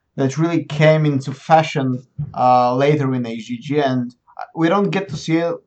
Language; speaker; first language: English; non-native, fluent; Bulgarian